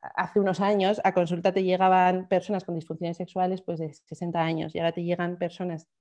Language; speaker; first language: Spanish; native; Spanish